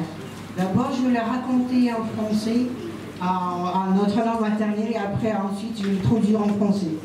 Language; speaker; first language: French; non-native, learner; Ingush